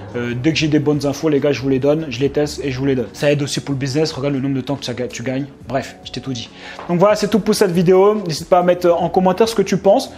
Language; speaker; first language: French; native; French